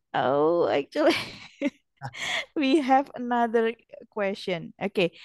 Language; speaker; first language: English; non-native, fluent; Indonesian